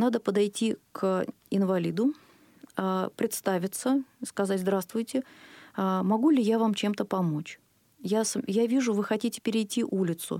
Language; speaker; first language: Russian; native; Russian